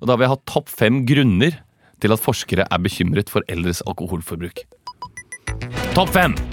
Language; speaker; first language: Norwegian; native; Norwegian